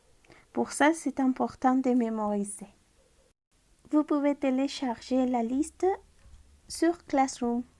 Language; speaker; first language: French; non-native, fluent; Spanish